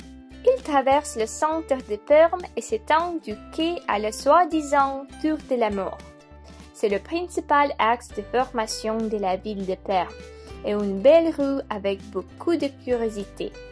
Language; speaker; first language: French; non-native, learner; Russian